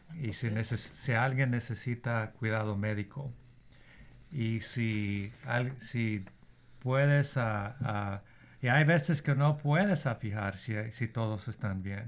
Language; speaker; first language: Spanish; early bilingual, heritage; Spanish